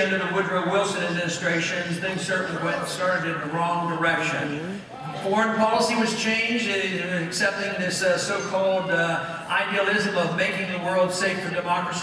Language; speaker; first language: English; native; English